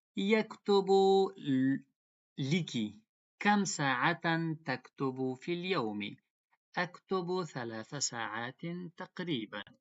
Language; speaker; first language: Arabic; non-native, fluent; Pashto